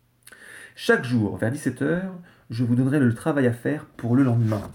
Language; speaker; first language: French; native; French